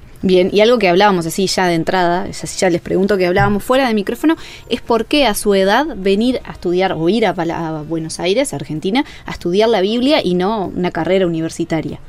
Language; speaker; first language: Spanish; native; Spanish